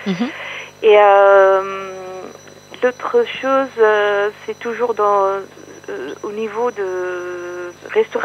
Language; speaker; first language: French; non-native, fluent; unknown